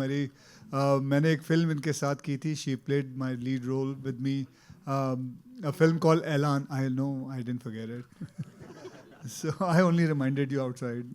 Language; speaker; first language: Hindi; native; Hindi